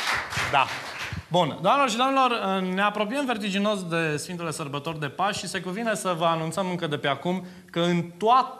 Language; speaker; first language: Romanian; native; Romanian